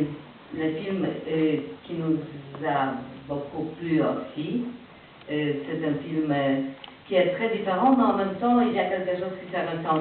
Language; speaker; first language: French; non-native, fluent; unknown